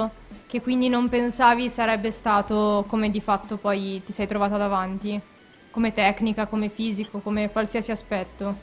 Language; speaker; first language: Italian; native; Italian